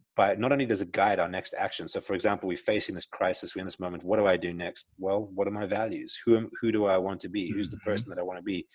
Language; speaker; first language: English; native; English